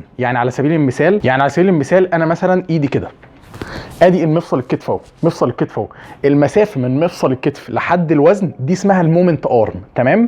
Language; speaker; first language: Arabic; native; Arabic